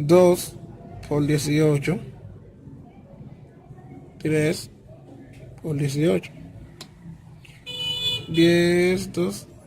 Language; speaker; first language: Spanish; native; Spanish